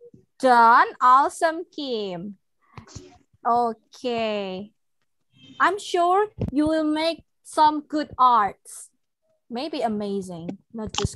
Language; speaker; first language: English; non-native, local second language; Indonesian